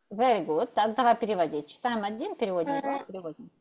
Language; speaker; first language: Russian; native; Russian